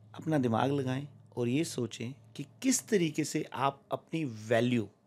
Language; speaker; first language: Hindi; native; Hindi